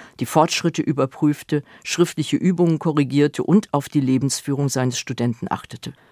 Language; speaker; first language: German; native; German